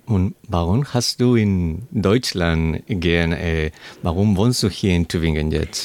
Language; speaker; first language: German; non-native, learner; Spanish